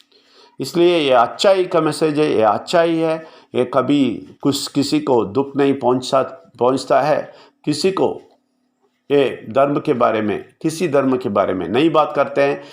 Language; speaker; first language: Hindi; non-native, local second language; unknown